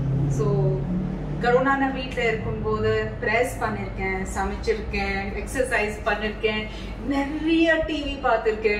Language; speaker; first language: Tamil; non-native, local second language; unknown